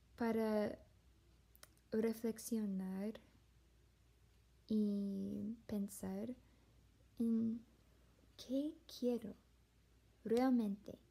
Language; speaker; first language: Spanish; non-native, fluent; English